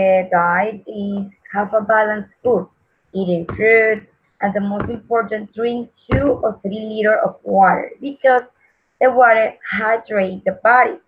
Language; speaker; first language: English; non-native, learner; Spanish